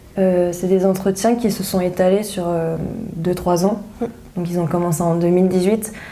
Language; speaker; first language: French; early bilingual, other home language; Vietnamese